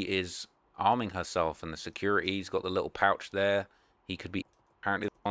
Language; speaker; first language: English; native; English